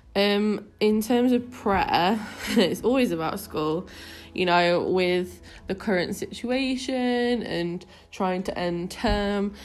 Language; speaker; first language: English; native; English